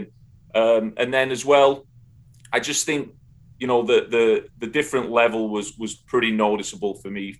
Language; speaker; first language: English; native; English